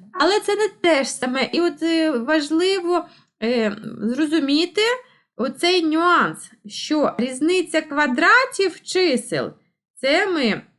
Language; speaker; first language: Ukrainian; non-native, local second language; Russian